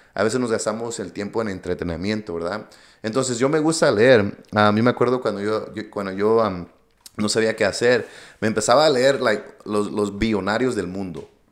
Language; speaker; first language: Spanish; early bilingual, heritage; Spanish